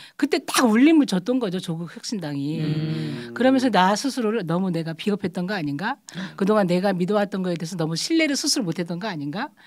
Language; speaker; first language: Korean; native; Korean